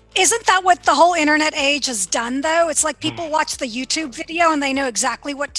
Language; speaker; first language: English; native; English